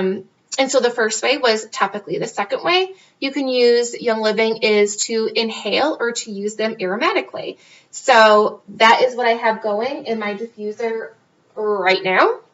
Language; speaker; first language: English; native; English